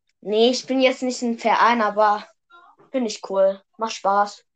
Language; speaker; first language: German; early bilingual, other home language; Vietnamese